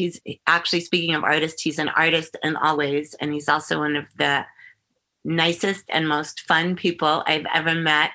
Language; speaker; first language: English; native; English